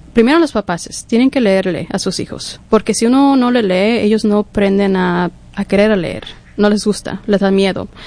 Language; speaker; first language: Spanish; early bilingual, heritage; English